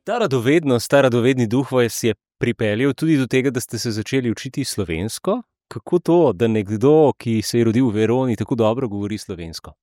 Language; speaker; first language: Slovenian; native; Slovenian